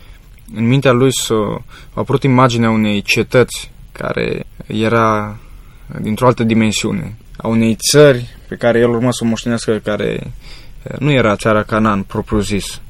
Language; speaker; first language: Romanian; native; Romanian